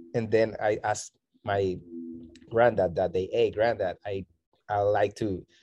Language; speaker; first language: English; non-native, fluent; Spanish